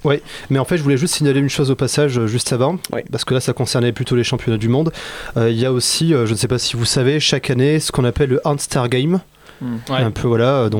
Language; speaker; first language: French; native; French